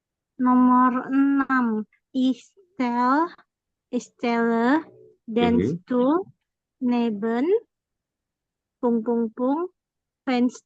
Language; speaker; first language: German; non-native, learner; Indonesian